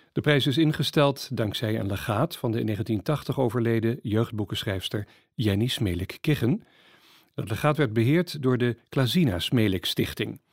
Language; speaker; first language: Dutch; native; Dutch